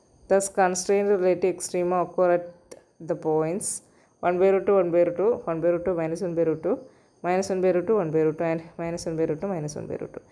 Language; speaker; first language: English; non-native, local second language; Malayalam